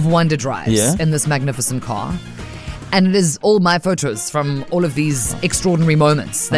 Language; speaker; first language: English; native; English